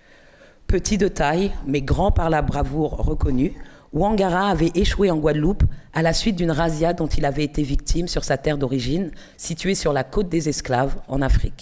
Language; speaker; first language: French; native; French